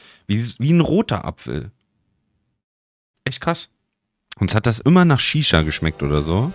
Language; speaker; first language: German; native; German